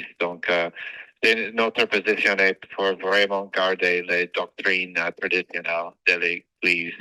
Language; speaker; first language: French; non-native, fluent; English